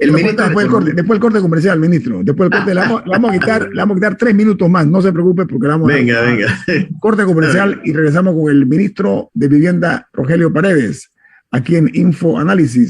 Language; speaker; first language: Spanish; native; Spanish